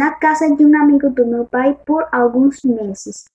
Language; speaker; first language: Portuguese; early bilingual, other home language; Spanish